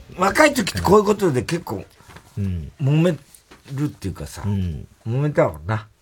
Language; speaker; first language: Japanese; native; Japanese